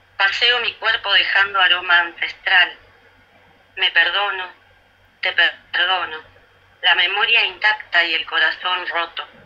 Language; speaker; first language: Spanish; native; Spanish